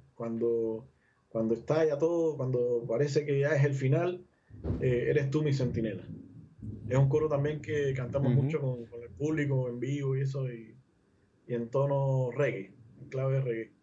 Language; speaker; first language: Spanish; native; Spanish